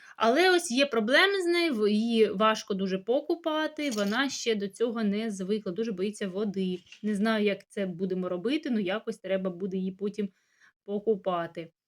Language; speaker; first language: Ukrainian; native; Ukrainian